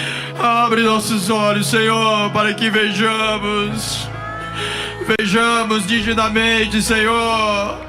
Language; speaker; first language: Portuguese; non-native, fluent; Spanish